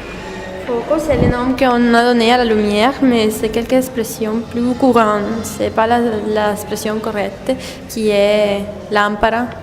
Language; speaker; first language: French; non-native, learner; Spanish